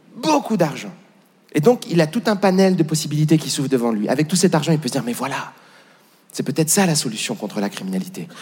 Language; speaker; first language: French; native; French